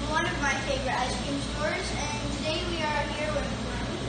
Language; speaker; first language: English; native; English